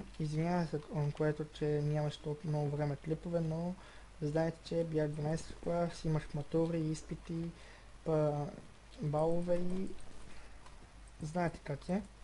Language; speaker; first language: Bulgarian; native; Bulgarian